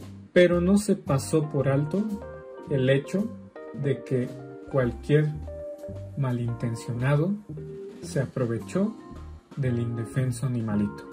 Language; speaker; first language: Spanish; native; Spanish